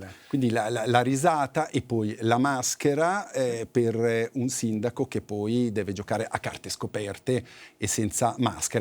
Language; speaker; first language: Italian; native; Italian